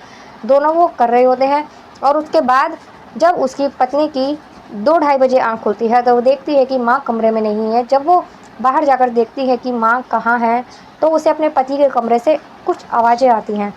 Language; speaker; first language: Hindi; native; Hindi